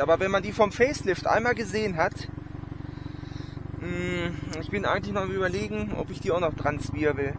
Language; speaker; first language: German; native; German